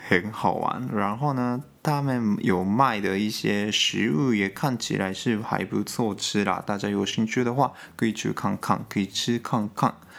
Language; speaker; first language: Chinese; non-native, fluent; Japanese